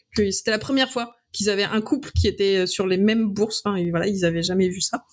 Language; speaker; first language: French; native; French